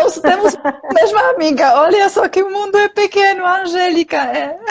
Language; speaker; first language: Portuguese; non-native, fluent; Polish